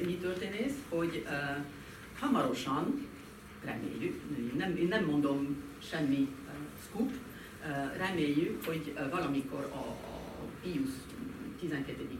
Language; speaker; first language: Hungarian; non-native, fluent; French